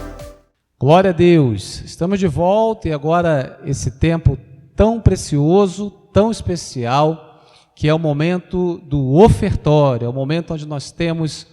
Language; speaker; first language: Portuguese; native; Portuguese